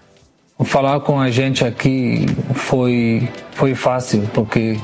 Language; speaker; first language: Portuguese; non-native, learner; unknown